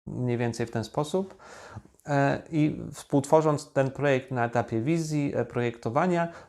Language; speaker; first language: Polish; native; Polish